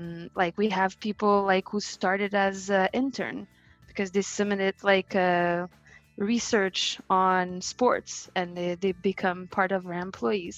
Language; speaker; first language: English; non-native, fluent; French